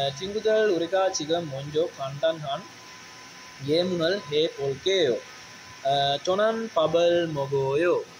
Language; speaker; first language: Korean; non-native, learner; Sinhala